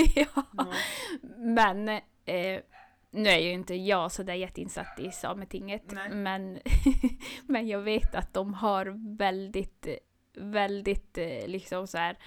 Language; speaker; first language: Swedish; non-native, local second language; Northern Sami